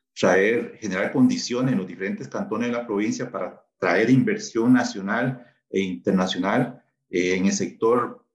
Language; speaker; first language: Spanish; native; Spanish